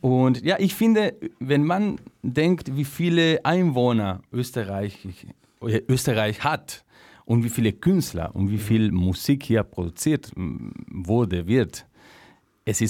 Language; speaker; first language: German; non-native, fluent; Spanish